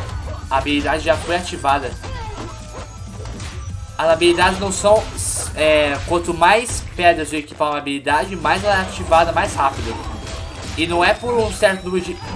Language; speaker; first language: Portuguese; native; Portuguese